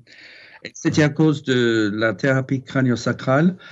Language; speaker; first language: French; non-native, fluent; English